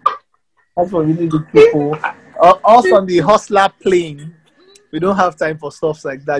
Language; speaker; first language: English; non-native, local second language; Yoruba